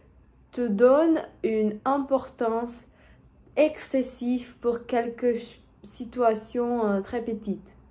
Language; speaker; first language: French; non-native, learner; Portuguese